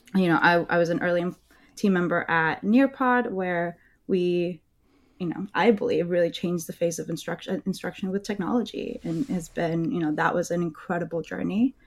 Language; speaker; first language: English; early bilingual, other home language; Spanish